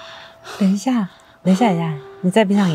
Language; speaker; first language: Chinese; native; Chinese